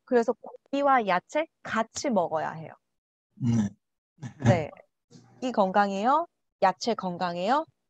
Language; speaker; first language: Korean; non-native, learner; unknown